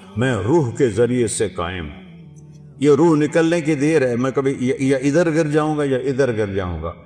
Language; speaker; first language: Urdu; non-native, local second language; Saraiki